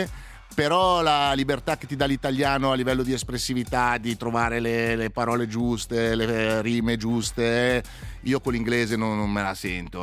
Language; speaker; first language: Italian; native; Italian